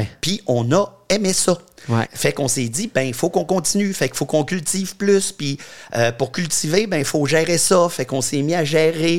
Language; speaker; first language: French; native; French